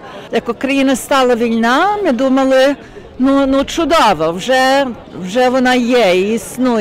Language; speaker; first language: Ukrainian; early bilingual, heritage; Ukrainian